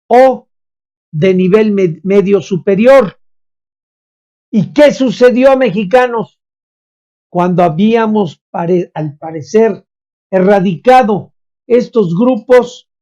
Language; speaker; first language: Spanish; native; Spanish